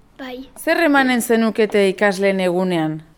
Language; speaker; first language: Basque; native; Basque